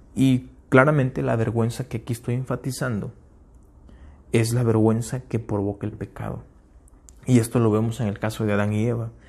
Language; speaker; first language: Spanish; early bilingual, heritage; Spanish